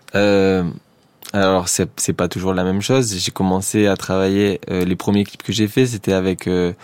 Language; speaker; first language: French; native; French